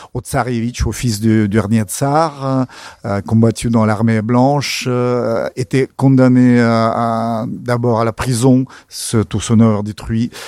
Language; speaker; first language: French; non-native, fluent; Russian